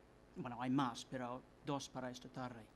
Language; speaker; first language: Spanish; non-native, fluent; English